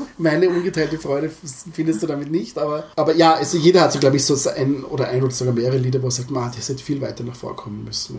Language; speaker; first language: German; early bilingual, other home language; Croatian